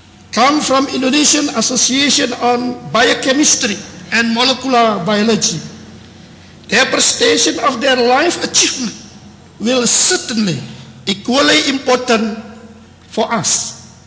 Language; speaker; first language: English; non-native, fluent; Indonesian